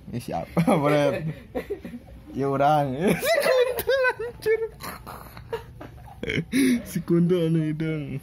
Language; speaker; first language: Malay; non-native, local second language; Sundanese